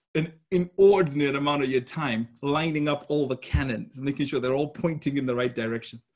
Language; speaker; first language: English; non-native, local second language; Shona